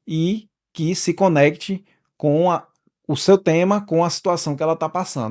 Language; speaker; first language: Portuguese; native; Portuguese